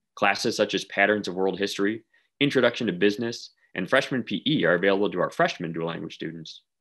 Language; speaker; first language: English; native; English